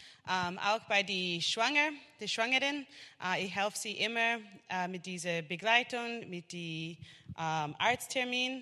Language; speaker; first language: German; non-native, learner; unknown